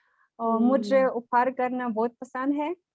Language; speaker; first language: Hindi; non-native, learner; Russian